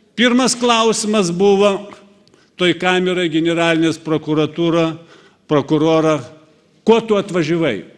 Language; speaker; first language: Lithuanian; non-native, fluent; Russian